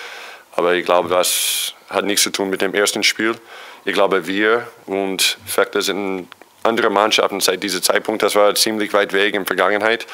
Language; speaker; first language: German; non-native, fluent; English